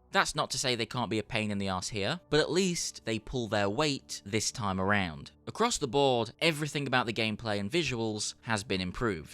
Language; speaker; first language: English; native; English